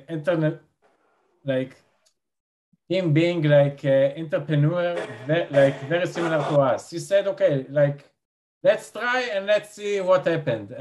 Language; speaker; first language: English; non-native, fluent; Hebrew